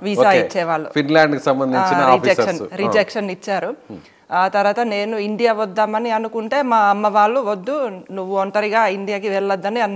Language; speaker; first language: Telugu; non-native, fluent; Finnish